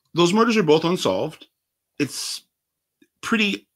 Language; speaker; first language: English; native; English